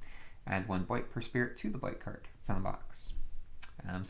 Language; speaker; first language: English; native; English